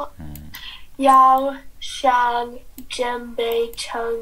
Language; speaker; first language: Chinese; non-native, learner; English